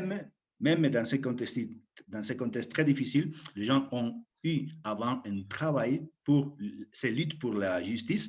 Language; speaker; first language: French; non-native, fluent; Spanish